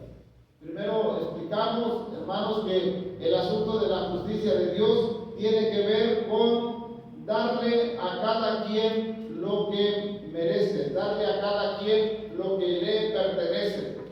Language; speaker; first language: Spanish; native; Spanish